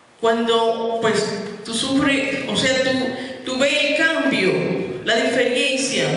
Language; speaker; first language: Spanish; native; Spanish